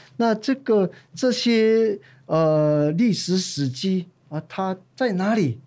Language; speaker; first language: Chinese; non-native, local second language; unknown